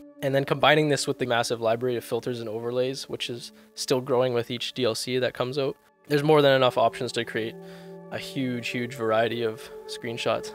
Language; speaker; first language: English; native; English